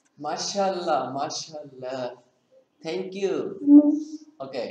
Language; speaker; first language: English; non-native, fluent; Bangla